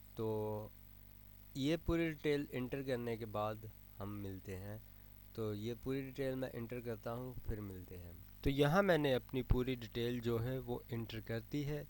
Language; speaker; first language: Urdu; native; Urdu